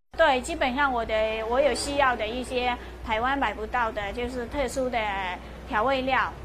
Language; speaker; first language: Chinese; native; Chinese